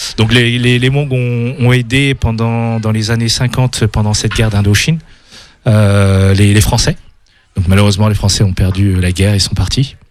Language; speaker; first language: French; early bilingual, other home language; Hmong